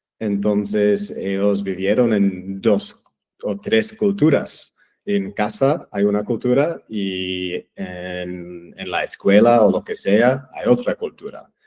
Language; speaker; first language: Spanish; early bilingual, heritage; English